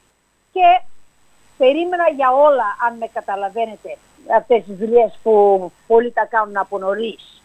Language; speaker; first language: Greek; early bilingual, heritage; English